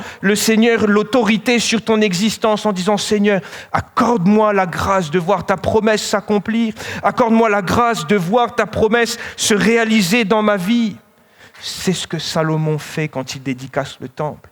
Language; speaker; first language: French; native; French